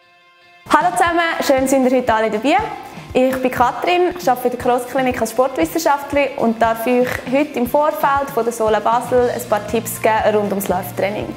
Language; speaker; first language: German; native; German